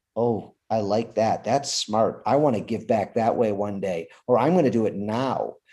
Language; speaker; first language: English; native; English